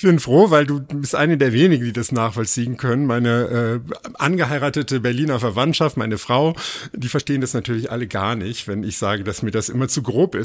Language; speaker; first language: German; native; German